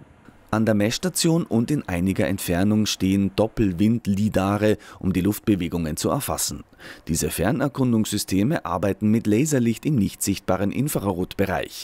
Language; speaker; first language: German; native; German